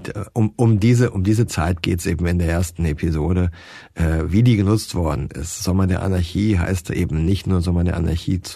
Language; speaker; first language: German; native; German